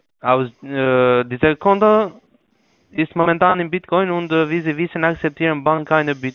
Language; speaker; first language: German; non-native, learner; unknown